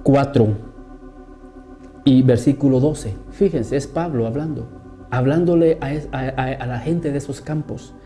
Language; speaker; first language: Spanish; native; Spanish